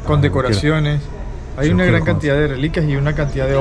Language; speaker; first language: Spanish; native; Spanish